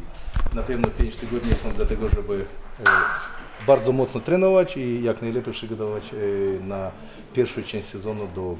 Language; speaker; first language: Polish; non-native, fluent; Russian